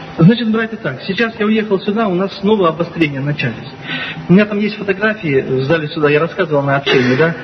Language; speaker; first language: Russian; native; Russian